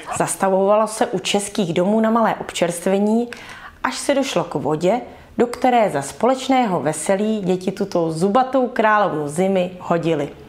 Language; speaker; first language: Czech; early bilingual, heritage; Czech